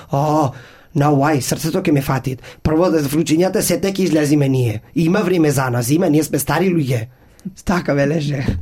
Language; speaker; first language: Macedonian; early bilingual, heritage; Macedonian